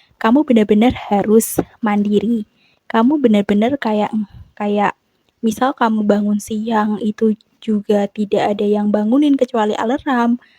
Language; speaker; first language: Indonesian; non-native, local second language; Javanese